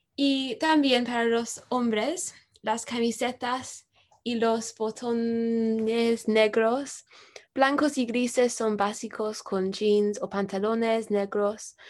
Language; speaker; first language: Spanish; non-native, learner; English